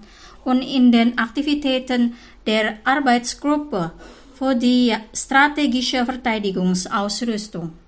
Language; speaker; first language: German; non-native, fluent; Indonesian